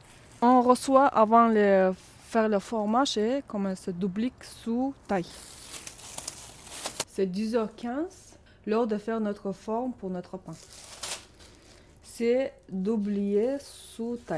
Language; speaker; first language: French; non-native, learner; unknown